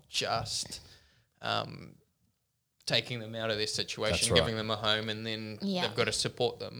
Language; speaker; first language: English; native; English